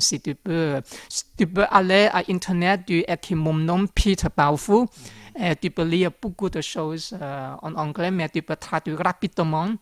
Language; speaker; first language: French; non-native, learner; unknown